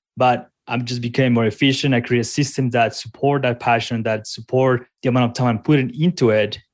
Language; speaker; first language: English; non-native, fluent; Spanish